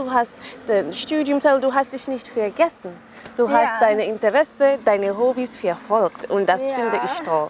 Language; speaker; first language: German; non-native, fluent; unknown